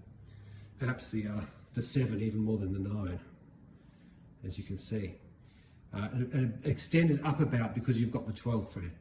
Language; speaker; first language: English; native; English